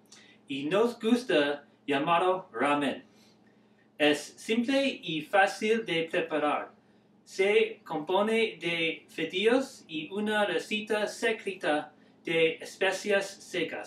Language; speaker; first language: Spanish; non-native, learner; English